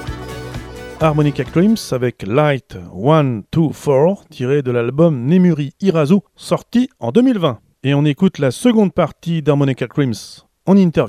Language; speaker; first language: French; native; French